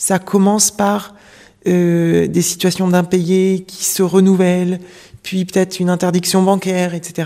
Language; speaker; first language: French; native; French